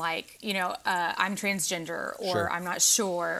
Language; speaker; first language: English; native; English